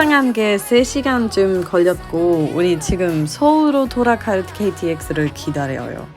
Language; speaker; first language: Korean; non-native, learner; German